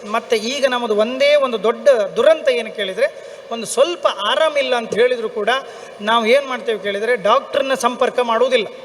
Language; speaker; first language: Kannada; native; Kannada